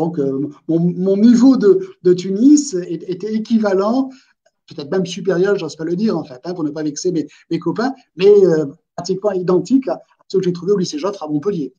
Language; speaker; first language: French; native; French